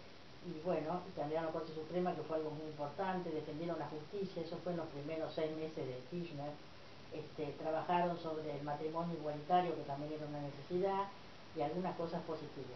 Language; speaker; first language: Spanish; native; Spanish